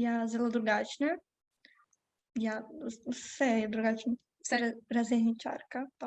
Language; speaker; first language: Slovenian; non-native, learner; Portuguese